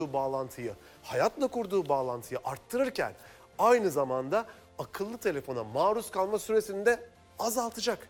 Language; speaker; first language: Turkish; native; Turkish